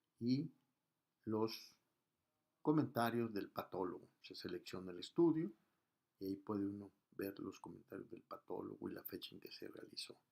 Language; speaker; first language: Spanish; native; Spanish